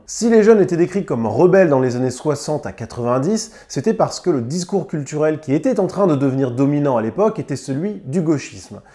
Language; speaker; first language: French; native; French